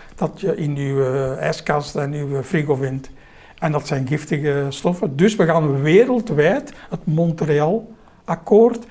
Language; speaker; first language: Dutch; native; Dutch